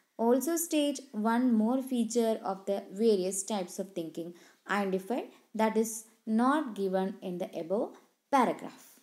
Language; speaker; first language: English; non-native, local second language; Malayalam